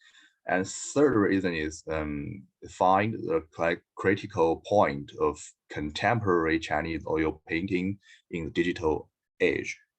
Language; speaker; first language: English; non-native, learner; Chinese